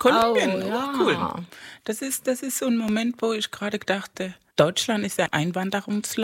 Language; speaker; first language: German; non-native, fluent; Spanish